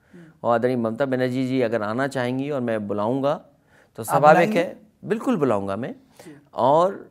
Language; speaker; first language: Hindi; native; Hindi